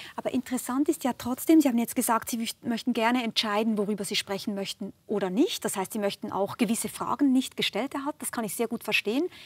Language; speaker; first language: German; native; German